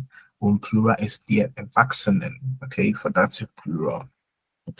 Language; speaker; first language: German; non-native, fluent; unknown